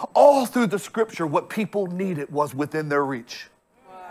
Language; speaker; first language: English; native; English